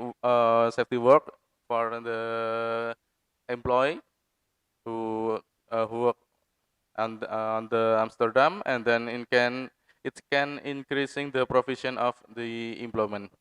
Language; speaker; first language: English; non-native, fluent; Indonesian